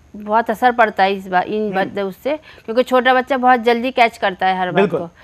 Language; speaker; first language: Hindi; native; Hindi